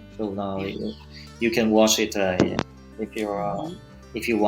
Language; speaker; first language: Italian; native; Italian